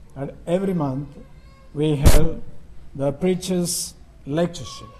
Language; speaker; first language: English; non-native, local second language; Telugu